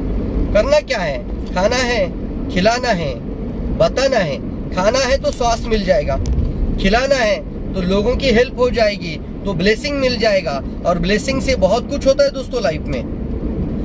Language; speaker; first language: Hindi; non-native, local second language; Marathi